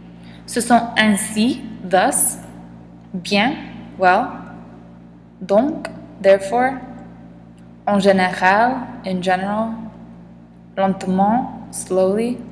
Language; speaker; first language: French; non-native, learner; English